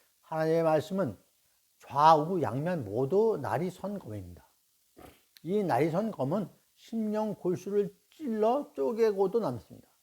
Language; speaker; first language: Korean; native; Korean